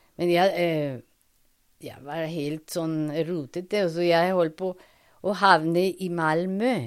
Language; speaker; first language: Norwegian; non-native, fluent; Spanish